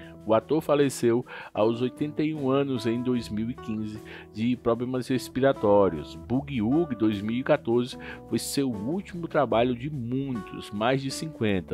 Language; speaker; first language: Portuguese; native; Portuguese